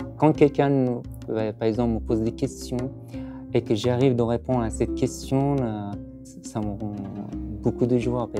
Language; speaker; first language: French; non-native, fluent; Persian